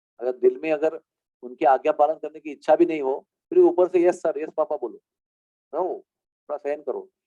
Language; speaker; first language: Hindi; non-native, local second language; Marathi